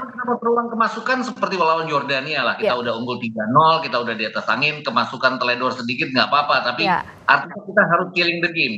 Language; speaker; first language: Indonesian; native; Indonesian